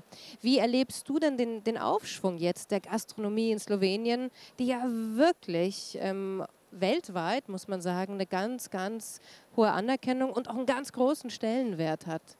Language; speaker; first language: German; native; German